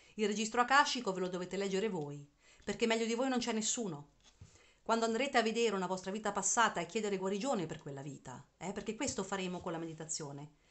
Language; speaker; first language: Italian; native; Italian